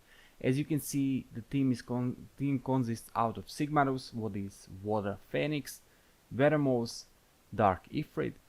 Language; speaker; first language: English; non-native, fluent; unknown